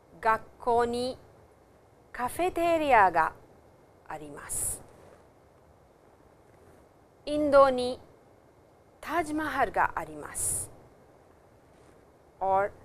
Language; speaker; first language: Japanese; non-native, fluent; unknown